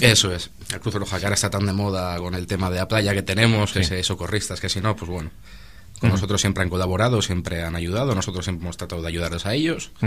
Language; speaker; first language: Spanish; native; Spanish